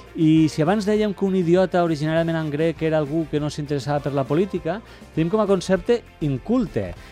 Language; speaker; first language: Catalan; native; Catalan